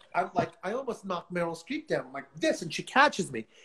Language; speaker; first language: English; native; English